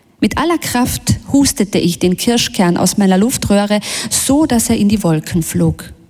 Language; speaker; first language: German; early bilingual, other home language; Bosnian